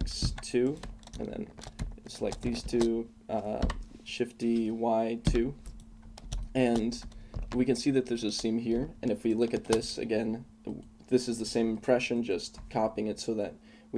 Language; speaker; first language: English; native; English